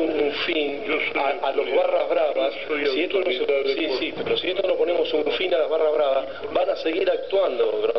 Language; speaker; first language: Spanish; native; Spanish